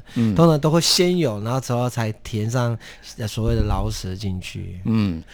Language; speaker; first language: Chinese; non-native, local second language; Amis